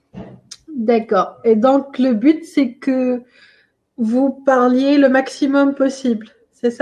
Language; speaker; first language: French; non-native, local second language; Arabic